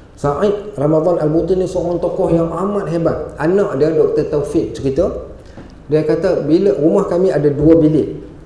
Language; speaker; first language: Malay; native; Malay